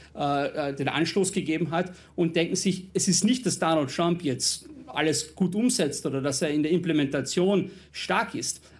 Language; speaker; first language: German; non-native, fluent; English